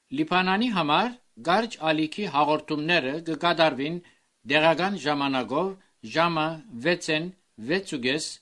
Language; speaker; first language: Armenian; early bilingual, heritage; Armenian